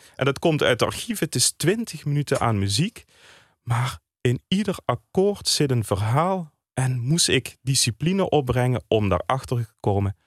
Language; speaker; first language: Dutch; native; Dutch